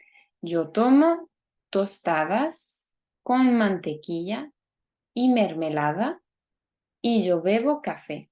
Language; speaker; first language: Spanish; non-native, fluent; French